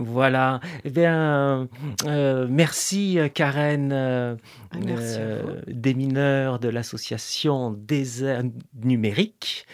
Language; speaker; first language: French; native; French